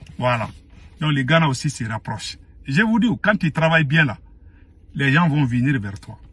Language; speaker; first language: French; non-native, local second language; Bambara